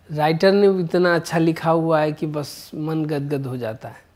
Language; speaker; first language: Hindi; native; Hindi